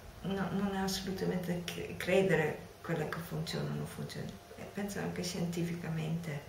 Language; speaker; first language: Italian; non-native, fluent; Dutch